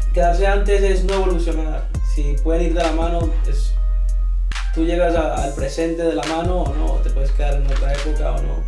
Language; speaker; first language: Spanish; early bilingual, other home language; English